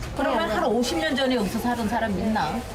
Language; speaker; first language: Korean; native; Korean